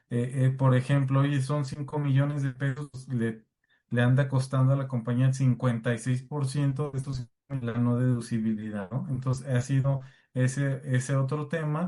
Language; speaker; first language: Spanish; native; Spanish